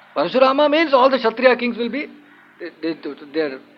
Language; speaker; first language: English; non-native, local second language; Tamil